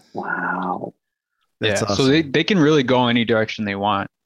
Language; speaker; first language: English; native; English